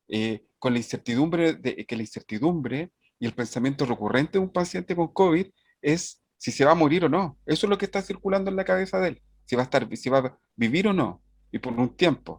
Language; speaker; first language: Spanish; native; Spanish